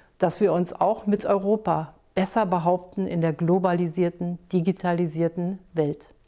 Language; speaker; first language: German; native; German